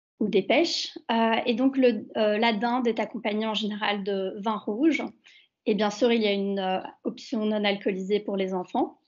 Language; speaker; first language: French; native; French